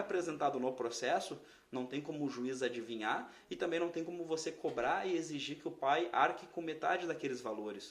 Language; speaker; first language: Portuguese; native; Portuguese